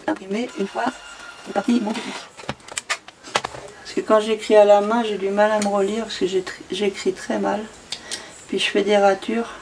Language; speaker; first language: French; native; French